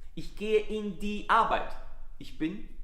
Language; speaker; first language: German; non-native, fluent; Italian